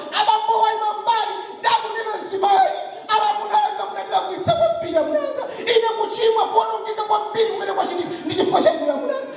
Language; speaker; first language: Nyanja; native; Nyanja